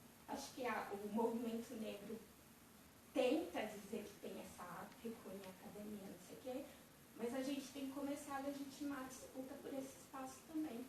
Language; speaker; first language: Portuguese; native; Portuguese